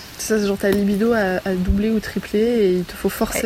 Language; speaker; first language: French; native; French